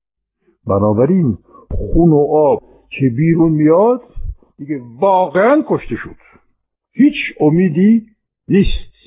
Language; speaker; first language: Persian; non-native, fluent; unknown